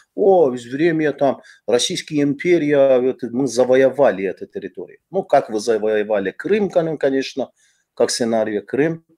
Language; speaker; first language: Russian; non-native, fluent; Azerbaijani